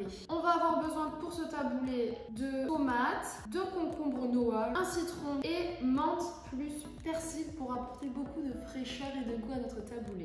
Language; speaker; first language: French; native; French